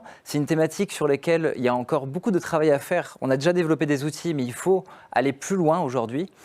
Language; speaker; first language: French; native; French